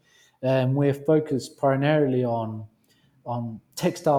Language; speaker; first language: English; native; English